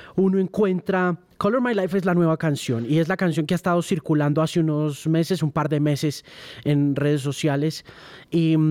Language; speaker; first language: Spanish; native; Spanish